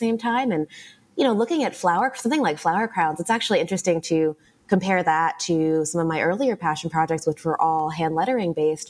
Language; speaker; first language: English; native; English